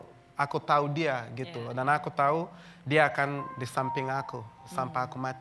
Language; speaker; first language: Indonesian; non-native, fluent; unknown